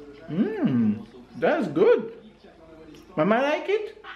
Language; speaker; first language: English; non-native, fluent; French